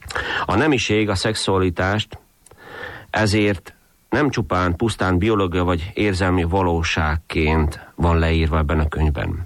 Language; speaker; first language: Hungarian; native; Hungarian